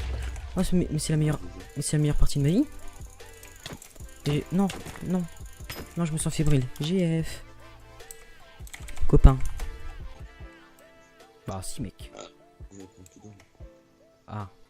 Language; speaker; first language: French; native; French